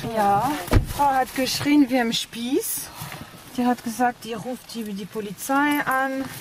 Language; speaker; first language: German; non-native, fluent; French